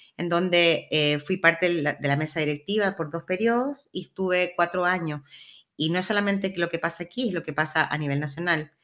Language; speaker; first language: Spanish; native; Spanish